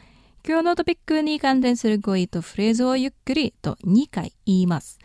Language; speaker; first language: Japanese; non-native, fluent; Indonesian